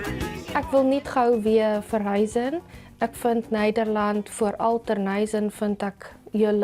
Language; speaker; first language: Dutch; non-native, learner; Afrikaans